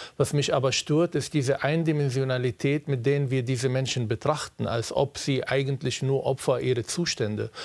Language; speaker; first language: German; non-native, fluent; Arabic